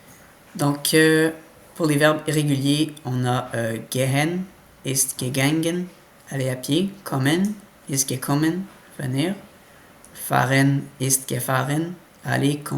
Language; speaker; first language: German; non-native, learner; French